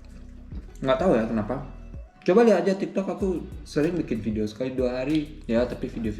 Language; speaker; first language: Indonesian; early bilingual, heritage; German